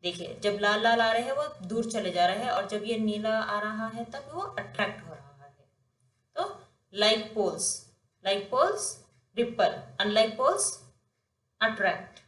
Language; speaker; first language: Hindi; non-native, local second language; Telugu